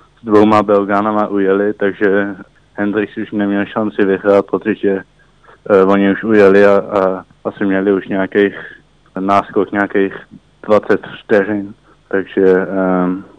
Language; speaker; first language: Czech; early bilingual, heritage; Czech